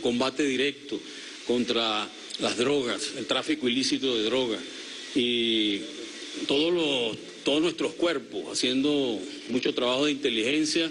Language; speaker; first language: Spanish; native; Spanish